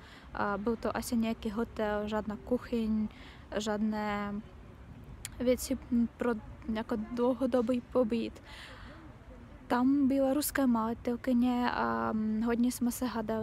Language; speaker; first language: Czech; non-native, learner; Russian